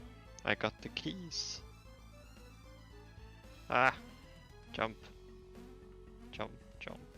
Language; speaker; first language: English; non-native, fluent; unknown